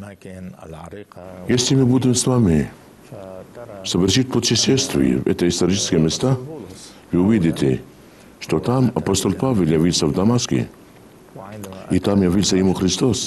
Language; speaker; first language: Russian; non-native, fluent; Arabic